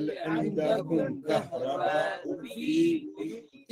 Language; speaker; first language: Arabic; non-native, learner; English